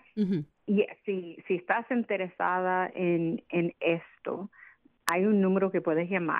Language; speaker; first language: Spanish; early bilingual, other home language; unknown